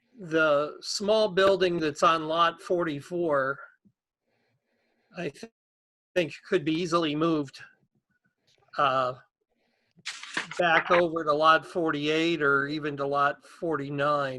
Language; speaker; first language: English; native; English